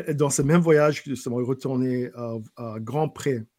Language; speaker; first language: French; non-native, fluent; English